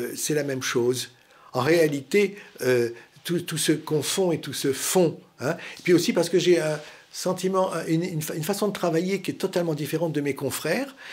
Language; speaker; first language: French; native; French